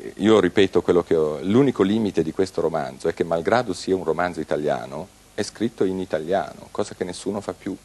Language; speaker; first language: Italian; native; Italian